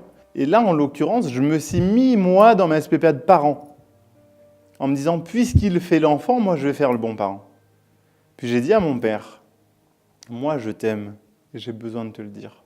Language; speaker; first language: French; native; French